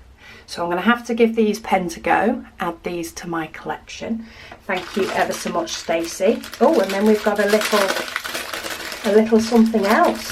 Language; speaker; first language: English; native; English